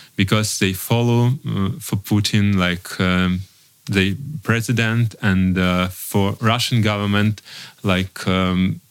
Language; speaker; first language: English; non-native, learner; Russian